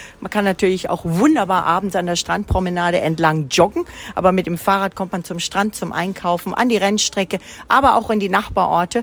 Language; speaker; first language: German; native; German